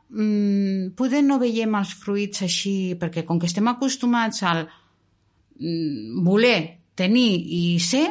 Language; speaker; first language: Catalan; non-native, local second language; Spanish